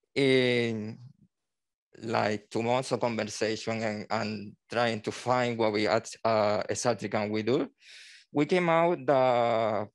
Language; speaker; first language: English; non-native, learner; Spanish